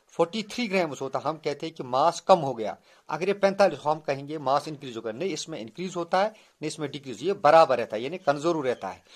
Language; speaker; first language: Urdu; non-native, local second language; Kashmiri